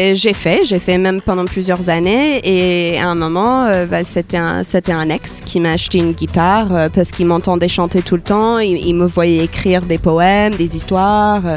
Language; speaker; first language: French; non-native, fluent; English